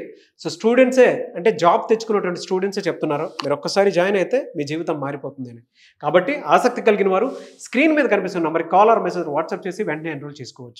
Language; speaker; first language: Telugu; native; Telugu